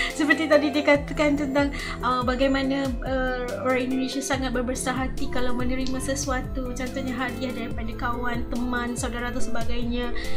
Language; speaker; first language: Malay; native; Malay